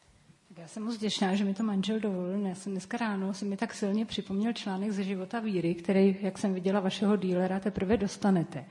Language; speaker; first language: Czech; native; Czech